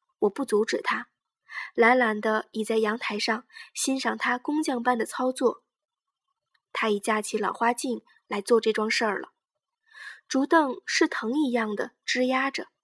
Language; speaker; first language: Chinese; native; Chinese